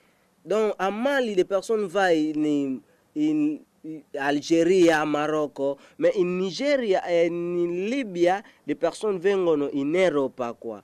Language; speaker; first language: Italian; non-native, learner; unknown